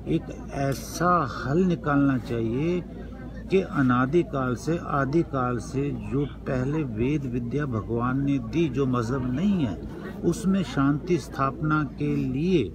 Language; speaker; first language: Hindi; native; Hindi